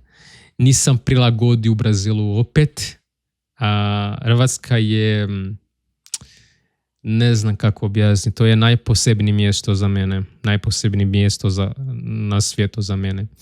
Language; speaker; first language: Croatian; non-native, learner; Portuguese